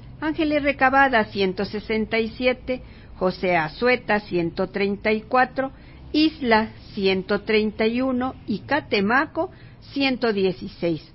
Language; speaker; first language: Spanish; native; Spanish